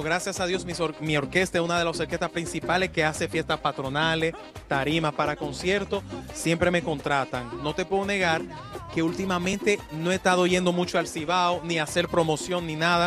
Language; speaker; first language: Spanish; native; Spanish